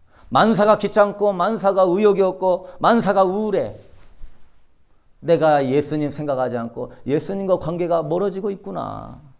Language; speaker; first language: Korean; native; Korean